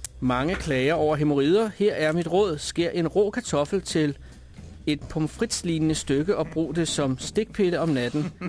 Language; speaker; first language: Danish; native; Danish